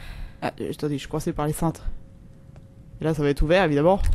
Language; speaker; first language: French; native; French